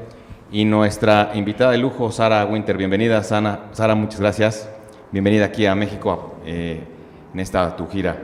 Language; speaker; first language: Spanish; native; Spanish